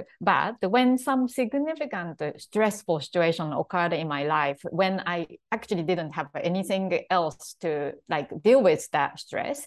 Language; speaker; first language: English; non-native, fluent; Japanese